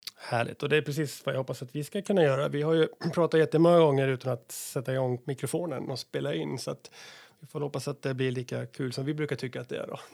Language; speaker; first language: Swedish; native; Swedish